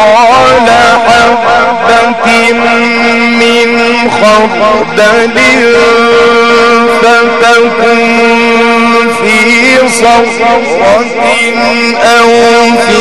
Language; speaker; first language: Arabic; native; Arabic